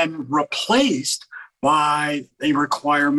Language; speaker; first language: English; native; English